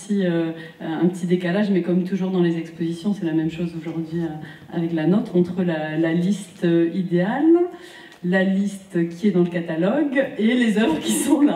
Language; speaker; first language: French; native; French